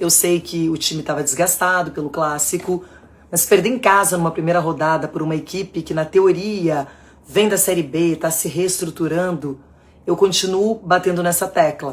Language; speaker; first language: Portuguese; native; Portuguese